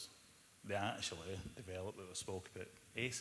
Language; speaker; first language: English; native; English